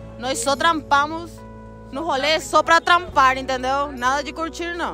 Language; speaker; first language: Portuguese; native; Portuguese